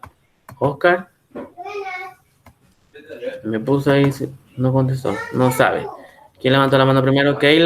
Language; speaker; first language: Spanish; native; Spanish